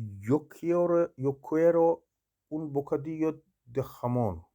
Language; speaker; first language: Spanish; non-native, learner; Turkish